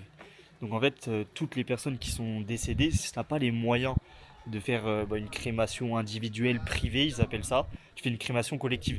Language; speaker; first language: French; native; French